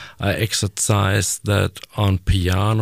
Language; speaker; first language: English; non-native, learner; German